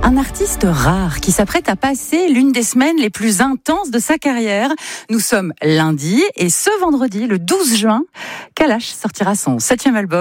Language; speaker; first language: French; native; French